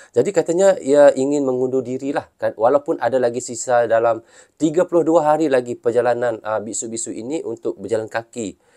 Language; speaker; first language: Malay; native; Malay